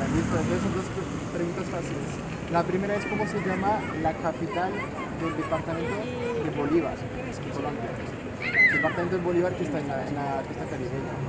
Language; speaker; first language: Spanish; non-native, fluent; French